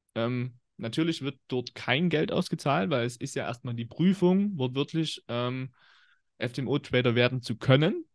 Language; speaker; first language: German; native; German